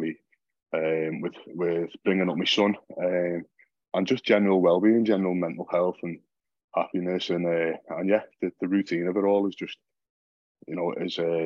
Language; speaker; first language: English; native; English